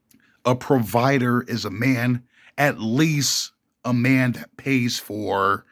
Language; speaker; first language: English; native; English